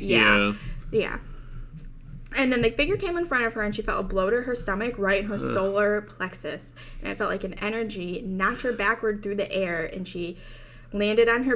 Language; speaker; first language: English; native; English